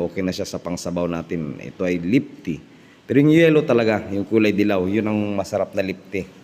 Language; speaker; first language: Filipino; non-native, local second language; Cebuano